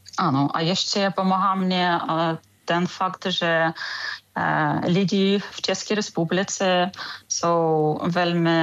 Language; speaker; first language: Czech; non-native, learner; Ukrainian